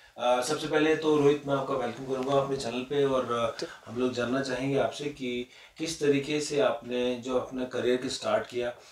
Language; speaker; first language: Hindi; native; Hindi